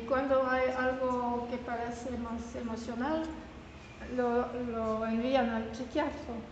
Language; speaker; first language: Spanish; non-native, learner; French